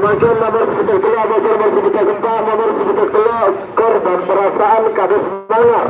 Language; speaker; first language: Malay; non-native, local second language; Madurese